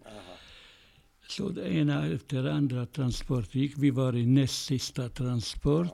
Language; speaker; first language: Swedish; non-native, fluent; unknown